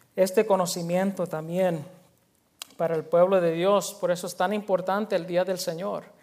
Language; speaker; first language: Spanish; early bilingual, heritage; Spanish